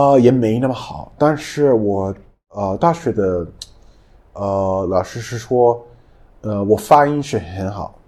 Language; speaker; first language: Chinese; non-native, fluent; English